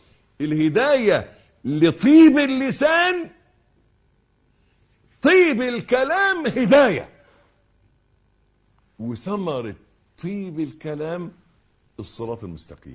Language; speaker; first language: Arabic; native; Arabic